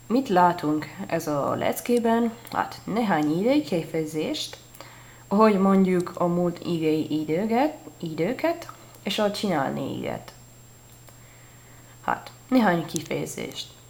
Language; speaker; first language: Hungarian; non-native, learner; Italian